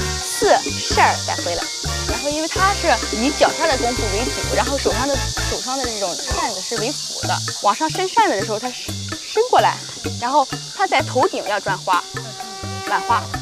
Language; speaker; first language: Chinese; native; Chinese